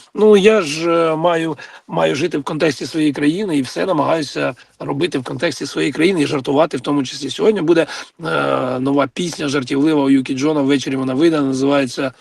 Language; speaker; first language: Ukrainian; non-native, local second language; Russian